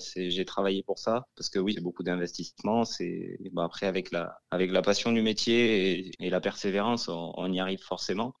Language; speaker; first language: French; native; French